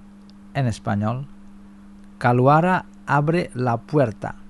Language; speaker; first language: Spanish; non-native, fluent; Indonesian